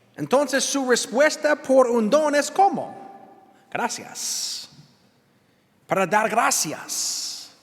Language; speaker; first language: Spanish; non-native, learner; English